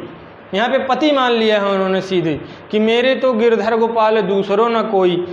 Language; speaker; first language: Hindi; native; Hindi